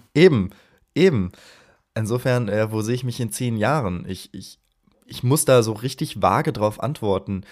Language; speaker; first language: German; native; German